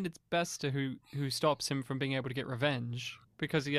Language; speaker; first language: English; native; English